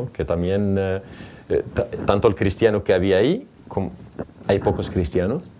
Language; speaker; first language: Spanish; non-native, fluent; Arabic